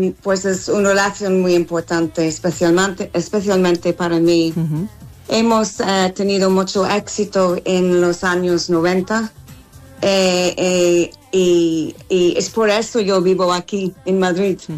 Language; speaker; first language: Spanish; non-native, fluent; English